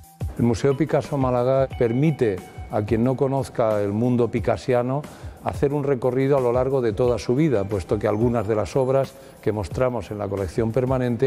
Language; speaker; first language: Spanish; native; Spanish